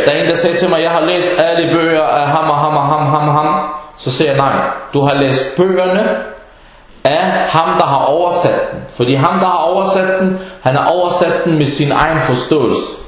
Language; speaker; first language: Danish; early bilingual, other home language; Arabic